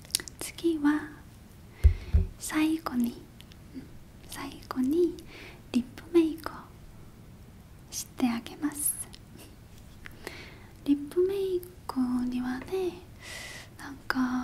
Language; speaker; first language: Japanese; non-native, fluent; Korean